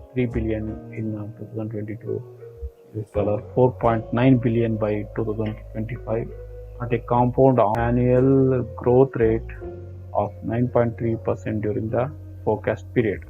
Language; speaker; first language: English; non-native, local second language; Kannada